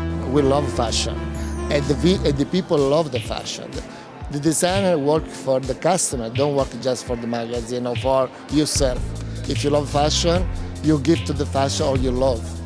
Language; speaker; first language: English; non-native, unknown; Italian